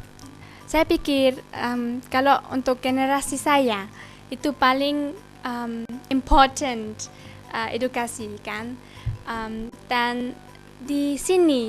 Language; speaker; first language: Indonesian; early bilingual, heritage; German